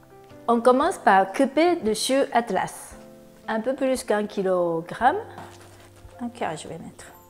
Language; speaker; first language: French; non-native, fluent; Japanese